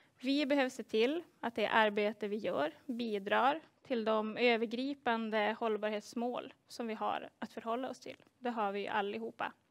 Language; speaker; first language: Swedish; native; Swedish